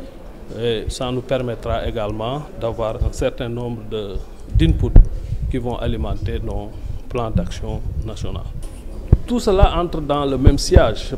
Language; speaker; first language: French; non-native, local second language; Wolof